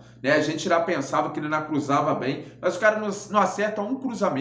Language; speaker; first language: Portuguese; native; Portuguese